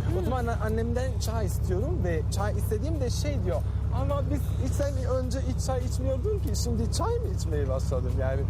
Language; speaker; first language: Turkish; non-native, fluent; Italian